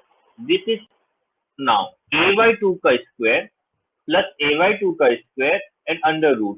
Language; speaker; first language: English; non-native, local second language; Hindi